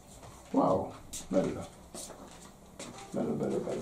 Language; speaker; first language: Italian; non-native, learner; French